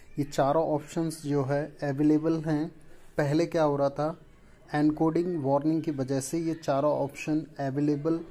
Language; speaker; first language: Hindi; native; Hindi